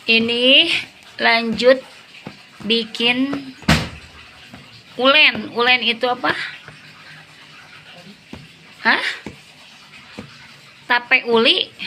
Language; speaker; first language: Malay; non-native, local second language; Sundanese